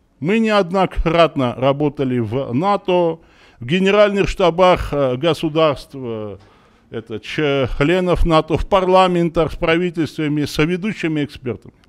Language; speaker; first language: Russian; non-native, local second language; Armenian